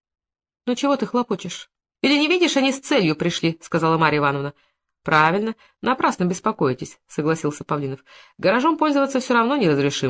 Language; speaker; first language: Russian; native; Russian